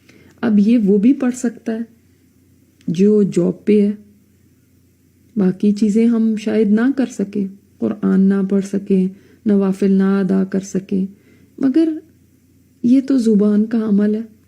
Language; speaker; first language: Urdu; native; Urdu